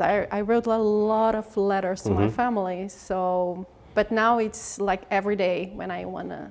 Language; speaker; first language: English; non-native, learner; Portuguese